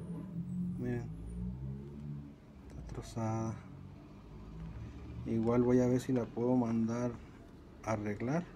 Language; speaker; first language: Spanish; native; Spanish